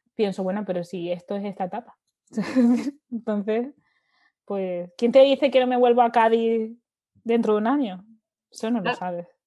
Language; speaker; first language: Spanish; native; Spanish